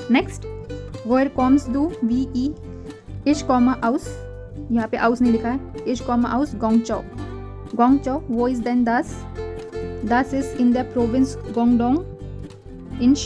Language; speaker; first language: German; non-native, fluent; Hindi